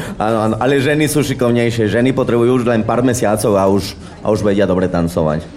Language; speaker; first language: Slovak; non-native, fluent; Spanish